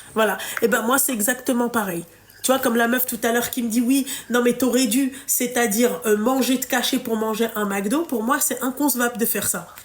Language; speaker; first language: French; native; French